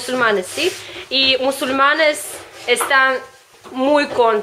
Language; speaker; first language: Spanish; non-native, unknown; Russian